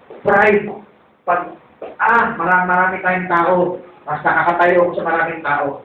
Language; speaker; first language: Filipino; native; Filipino